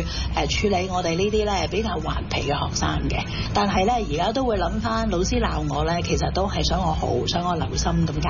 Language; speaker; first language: Chinese; native; Chinese